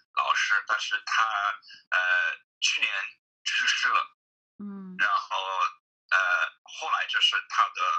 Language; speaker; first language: Chinese; non-native, fluent; English